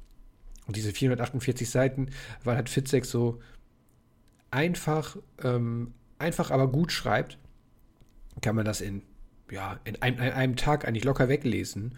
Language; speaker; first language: German; native; German